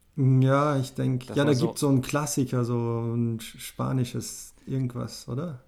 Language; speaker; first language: German; native; German